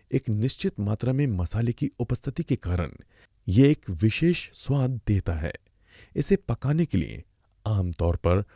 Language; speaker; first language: Hindi; native; Hindi